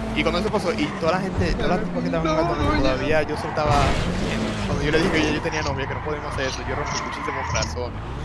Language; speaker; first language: Spanish; native; Spanish